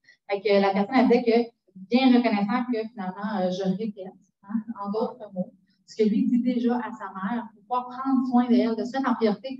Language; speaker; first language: French; native; French